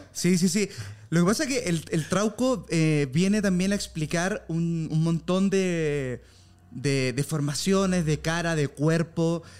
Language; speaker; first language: Spanish; native; Spanish